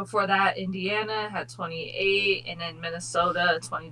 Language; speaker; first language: English; native; English